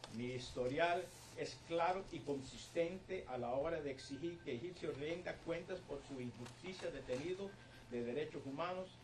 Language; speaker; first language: Spanish; early bilingual, heritage; Spanish